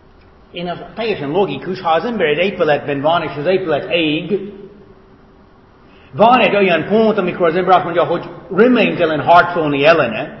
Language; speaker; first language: Hungarian; non-native, fluent; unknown